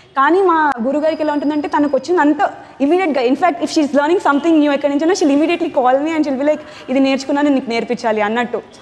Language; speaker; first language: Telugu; non-native, local second language; Tamil